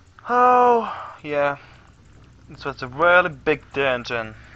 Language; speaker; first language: English; non-native, learner; French